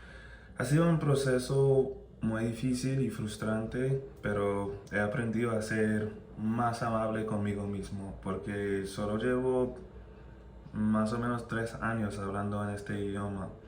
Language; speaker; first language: Spanish; non-native, fluent; English